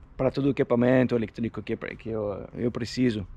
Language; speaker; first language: Portuguese; non-native, learner; French